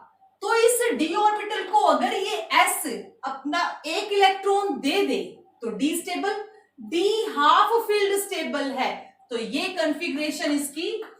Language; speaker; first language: Hindi; native; Hindi